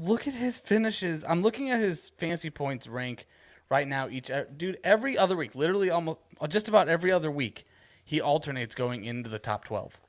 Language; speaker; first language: English; native; English